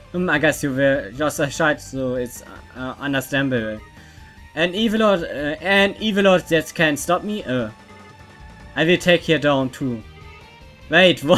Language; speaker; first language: English; non-native, learner; German